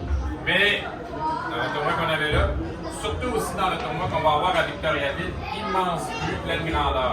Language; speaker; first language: French; native; French